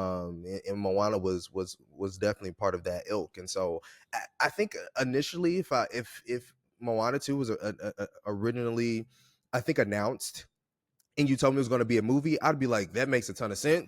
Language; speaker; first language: English; native; English